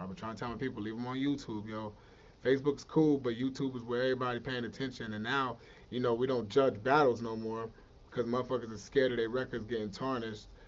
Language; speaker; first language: English; native; English